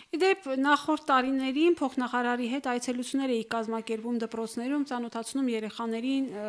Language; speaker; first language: Armenian; native; Armenian